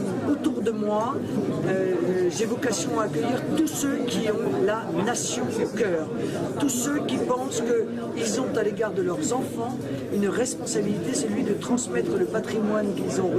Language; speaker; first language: French; native; French